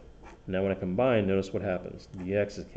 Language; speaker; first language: English; native; English